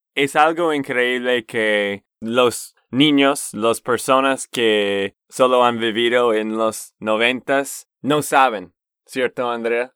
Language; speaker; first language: Spanish; non-native, fluent; English